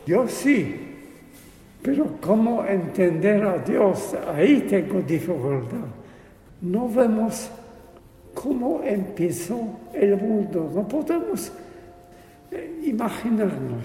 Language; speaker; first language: Spanish; non-native, fluent; Polish